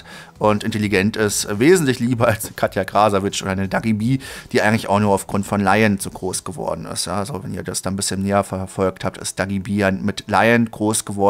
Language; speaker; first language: German; native; German